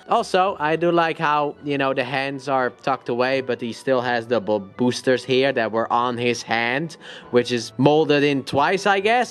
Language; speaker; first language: English; native; English